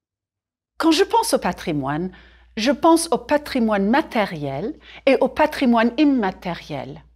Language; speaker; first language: French; non-native, fluent; English